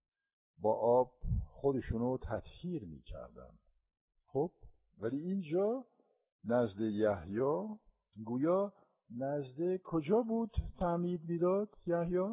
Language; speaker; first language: Persian; non-native, fluent; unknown